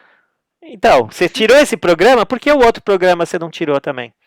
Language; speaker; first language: Portuguese; native; Portuguese